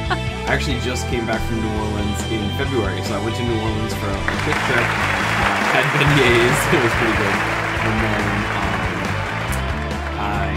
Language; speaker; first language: English; native; English